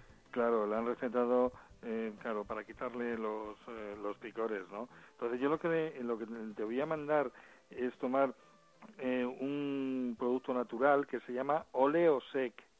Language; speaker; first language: Spanish; native; Spanish